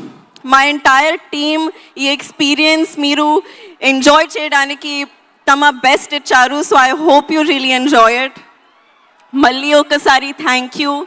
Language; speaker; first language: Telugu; non-native, learner; Hindi